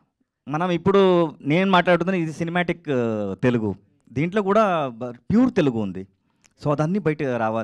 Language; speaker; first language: Telugu; non-native, learner; Kannada